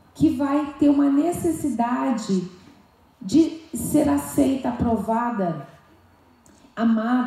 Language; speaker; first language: Portuguese; native; Portuguese